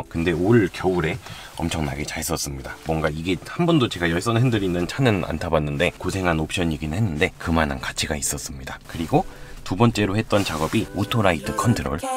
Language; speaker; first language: Korean; native; Korean